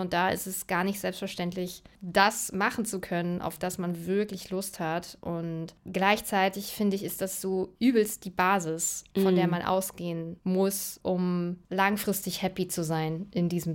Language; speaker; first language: German; native; German